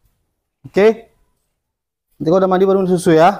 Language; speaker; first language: Indonesian; native; Indonesian